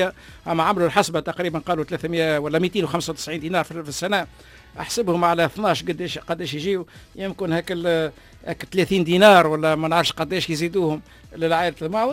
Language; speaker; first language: Arabic; native; Arabic